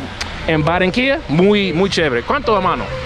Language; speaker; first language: Spanish; non-native, learner; English